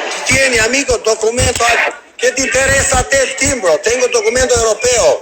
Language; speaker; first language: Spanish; non-native, learner; Albanian